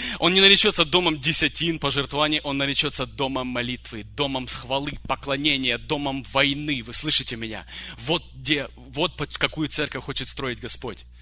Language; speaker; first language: Russian; early bilingual, other home language; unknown